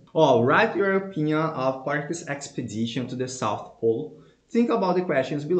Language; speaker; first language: English; non-native, fluent; Portuguese